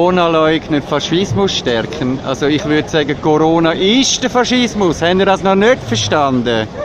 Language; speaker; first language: German; native; German